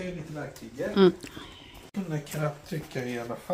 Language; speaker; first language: Swedish; non-native, fluent; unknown